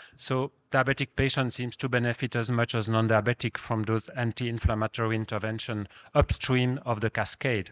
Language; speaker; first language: English; non-native, fluent; French